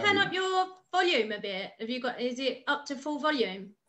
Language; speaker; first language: English; native; English